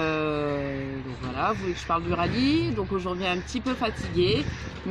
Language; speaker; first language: French; native; French